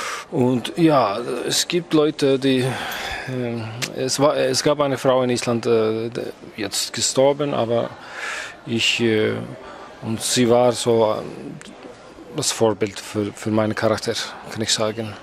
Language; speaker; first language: German; non-native, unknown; Icelandic